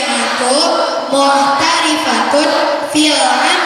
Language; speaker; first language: Arabic; non-native, learner; Indonesian